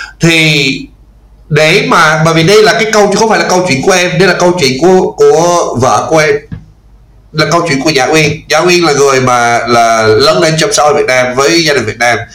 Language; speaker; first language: Vietnamese; non-native, fluent; English